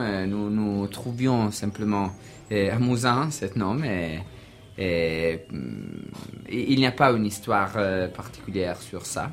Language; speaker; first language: French; non-native, learner; Italian